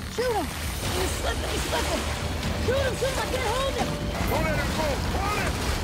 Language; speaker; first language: English; native; English